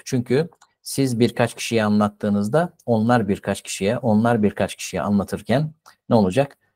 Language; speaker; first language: Turkish; native; Turkish